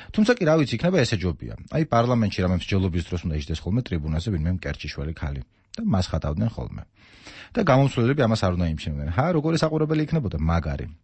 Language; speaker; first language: Georgian; native; Georgian